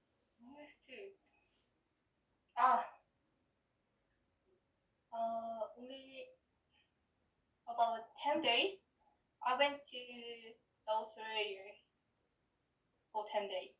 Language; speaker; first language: English; non-native, learner; Japanese